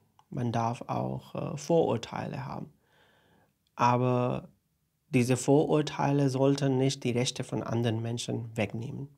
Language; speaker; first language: German; non-native, fluent; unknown